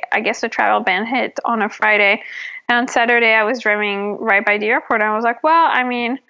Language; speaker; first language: English; non-native, fluent; French